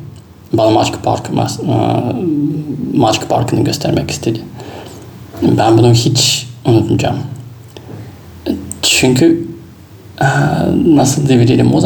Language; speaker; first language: Turkish; non-native, fluent; Russian